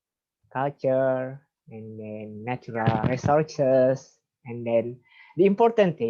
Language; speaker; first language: English; non-native, fluent; Indonesian